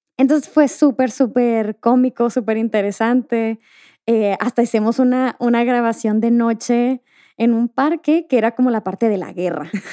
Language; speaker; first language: Spanish; native; Spanish